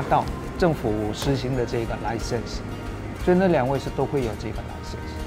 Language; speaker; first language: Chinese; non-native, fluent; Korean